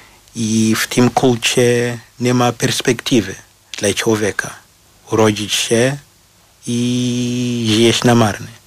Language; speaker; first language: Polish; non-native, fluent; Shona